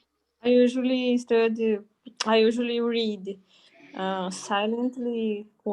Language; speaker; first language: English; non-native, learner; Portuguese